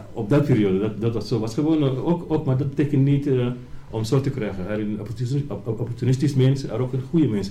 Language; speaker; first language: Dutch; non-native, learner; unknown